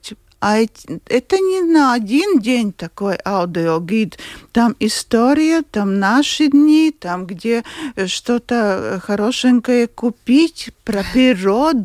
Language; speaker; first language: Russian; non-native, local second language; Latvian